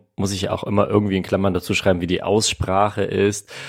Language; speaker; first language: German; early bilingual, other home language; Armenian